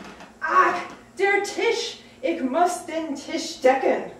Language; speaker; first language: German; non-native, learner; English